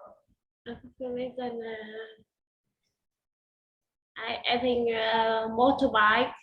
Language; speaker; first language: English; non-native, learner; Vietnamese